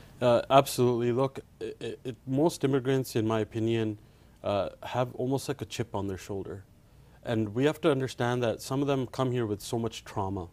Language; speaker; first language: English; early bilingual, other home language; Punjabi